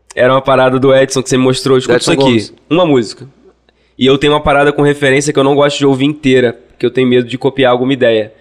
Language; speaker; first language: Portuguese; native; Portuguese